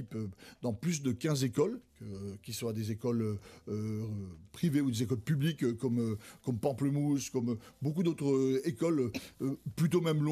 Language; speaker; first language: French; native; French